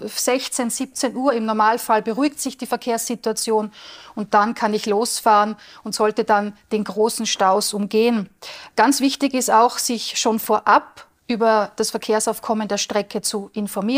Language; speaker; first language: German; native; German